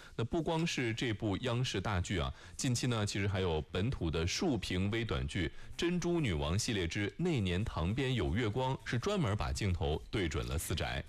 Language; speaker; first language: Chinese; native; Chinese